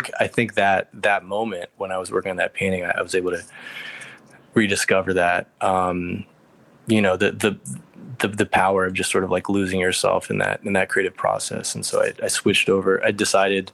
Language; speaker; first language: English; native; English